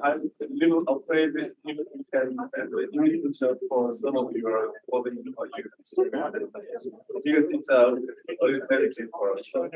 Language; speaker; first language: English; non-native, learner; Czech